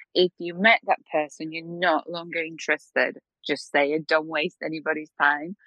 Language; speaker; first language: English; non-native, fluent; Polish